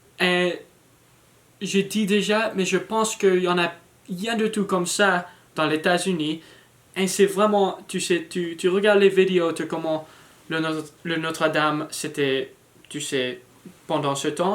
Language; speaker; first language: French; non-native, learner; English